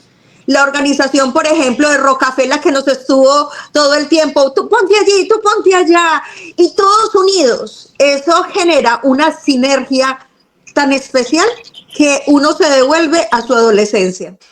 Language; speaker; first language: Spanish; native; Spanish